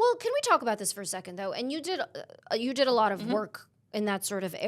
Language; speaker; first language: English; native; English